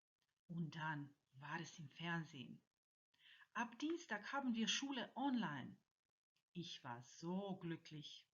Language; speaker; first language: German; non-native, fluent; Croatian